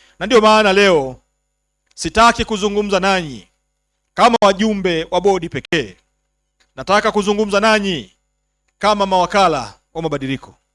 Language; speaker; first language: Swahili; native; Swahili